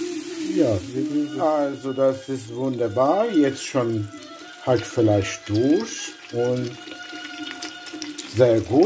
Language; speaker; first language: German; non-native, learner; Persian